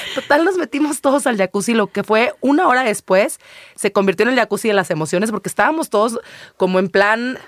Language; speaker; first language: Spanish; native; Spanish